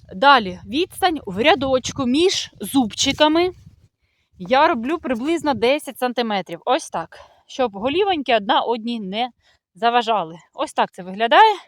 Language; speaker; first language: Ukrainian; non-native, local second language; Russian